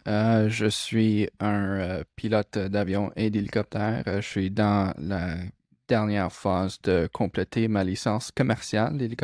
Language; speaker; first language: French; non-native, local second language; English